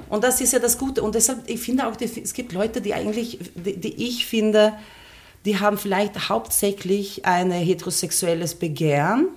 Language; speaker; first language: German; non-native, fluent; Finnish